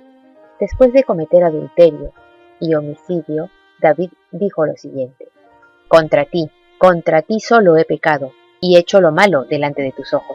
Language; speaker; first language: Spanish; native; Spanish